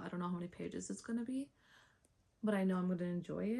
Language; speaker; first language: English; native; English